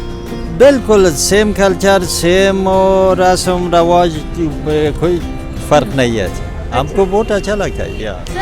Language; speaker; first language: Hindi; non-native, fluent; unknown